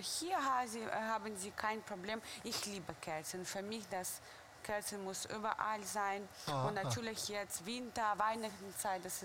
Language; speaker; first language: German; non-native, fluent; Russian